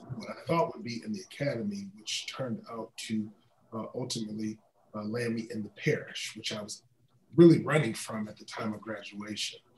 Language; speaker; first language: English; native; English